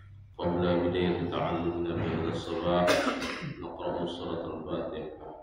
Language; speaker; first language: Arabic; non-native, fluent; Indonesian